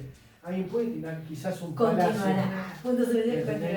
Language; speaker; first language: Spanish; native; Spanish